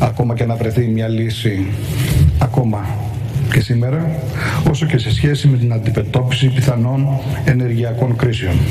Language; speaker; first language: Greek; native; Greek